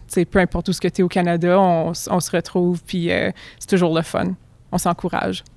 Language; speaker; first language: French; native; French